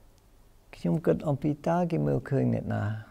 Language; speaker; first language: Khmer; non-native, fluent; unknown